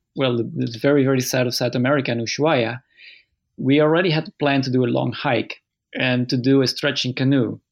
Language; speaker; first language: English; non-native, fluent; Dutch